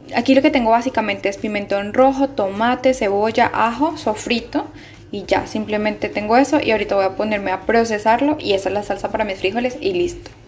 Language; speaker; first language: Spanish; native; Spanish